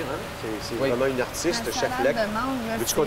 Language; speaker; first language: French; native; French